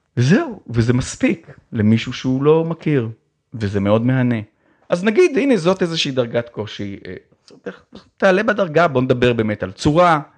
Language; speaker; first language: Hebrew; native; Hebrew